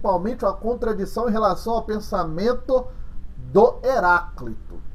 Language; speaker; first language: Portuguese; native; Portuguese